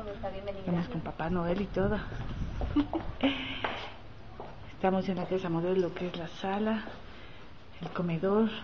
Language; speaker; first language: Spanish; native; Spanish